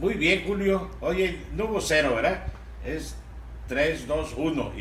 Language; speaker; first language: Spanish; native; Spanish